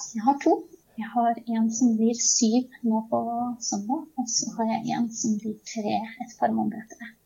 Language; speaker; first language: Norwegian; early bilingual, other home language; Czech